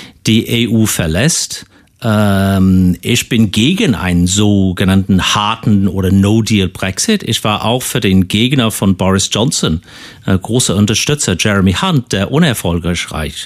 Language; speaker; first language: German; non-native, fluent; English